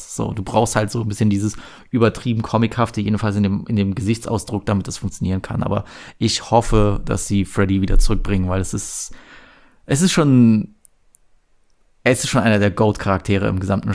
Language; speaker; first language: German; native; German